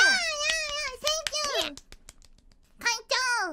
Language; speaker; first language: English; non-native, learner; Japanese